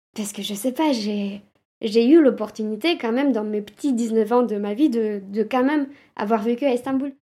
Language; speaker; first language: French; early bilingual, other home language; Romanian